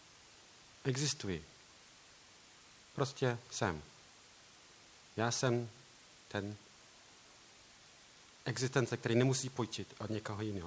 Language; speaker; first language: Czech; non-native, learner; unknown